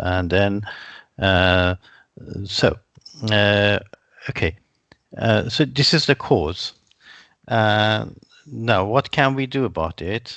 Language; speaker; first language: English; non-native, fluent; Persian